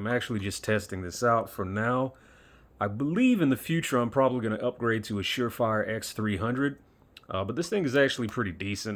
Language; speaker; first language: English; native; English